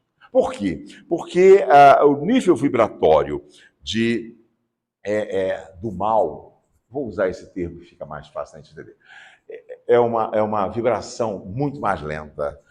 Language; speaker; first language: Portuguese; native; Portuguese